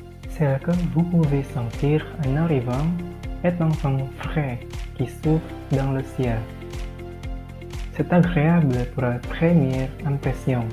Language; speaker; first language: French; non-native, learner; Indonesian